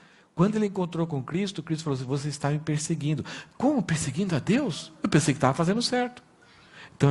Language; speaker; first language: Portuguese; native; Portuguese